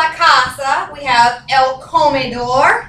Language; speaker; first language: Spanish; non-native, fluent; English